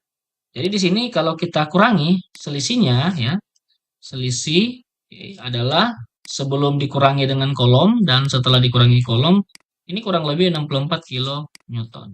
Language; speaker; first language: Indonesian; native; Indonesian